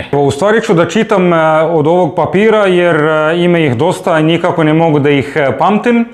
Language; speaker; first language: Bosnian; non-native, fluent; Arabic